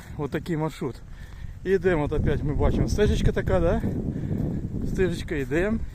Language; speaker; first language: Ukrainian; non-native, local second language; Russian